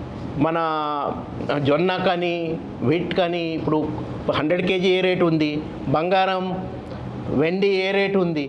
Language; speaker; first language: Telugu; non-native, fluent; Marathi